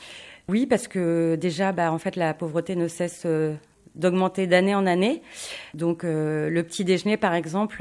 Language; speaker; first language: French; native; French